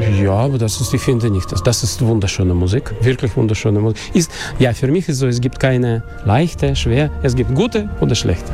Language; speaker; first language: German; non-native, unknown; Russian